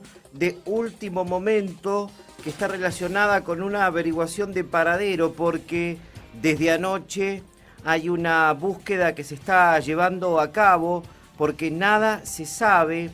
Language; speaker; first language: Spanish; native; Spanish